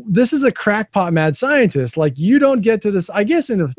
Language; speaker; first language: English; native; English